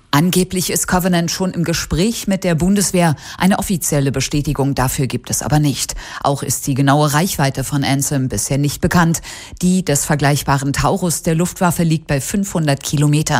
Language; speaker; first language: German; native; German